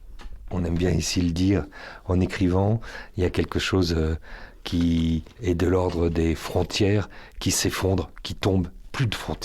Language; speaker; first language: French; native; French